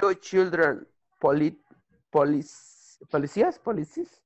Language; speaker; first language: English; non-native, learner; Spanish